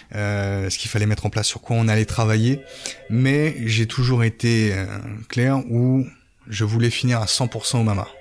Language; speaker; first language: French; native; French